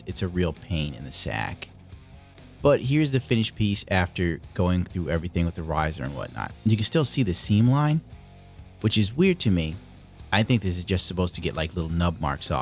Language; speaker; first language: English; native; English